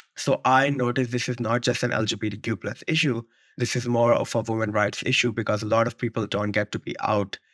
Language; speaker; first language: English; non-native, local second language; Urdu